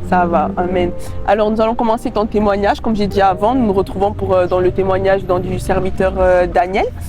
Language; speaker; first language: French; native; French